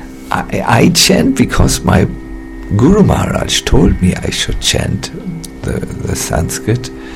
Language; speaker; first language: English; non-native, fluent; German